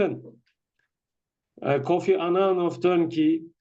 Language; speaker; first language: Turkish; native; Turkish